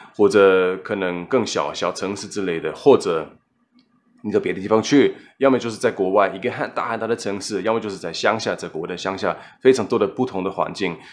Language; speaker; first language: Chinese; non-native, fluent; German